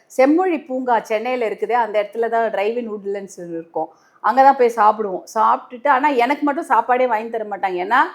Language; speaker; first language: Tamil; native; Tamil